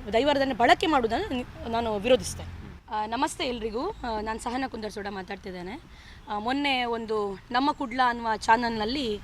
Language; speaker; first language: Kannada; non-native, local second language; Tulu